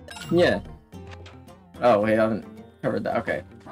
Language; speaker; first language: Polish; non-native, learner; English